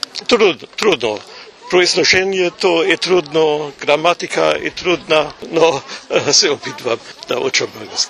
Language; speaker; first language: Bulgarian; non-native, learner; German